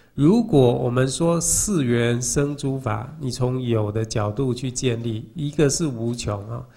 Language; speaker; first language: Chinese; native; Chinese